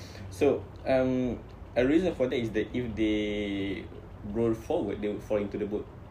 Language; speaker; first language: English; non-native, local second language; Malay